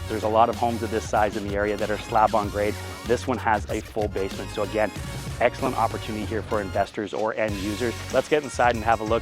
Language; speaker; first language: English; native; English